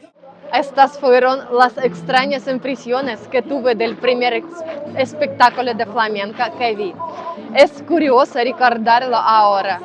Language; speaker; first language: Spanish; non-native, fluent; Ukrainian